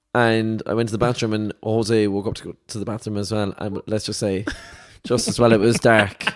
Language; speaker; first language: English; native; English